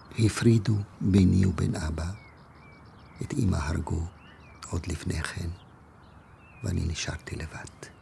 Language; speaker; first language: Hebrew; non-native, fluent; German